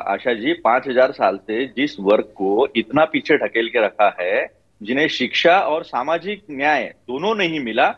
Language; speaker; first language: Hindi; non-native, local second language; Marathi